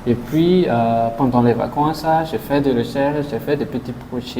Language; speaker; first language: French; non-native, local second language; Malagasy